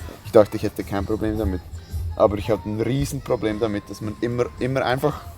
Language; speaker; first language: German; native; German